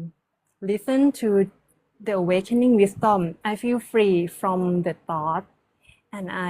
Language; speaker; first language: English; non-native, learner; Thai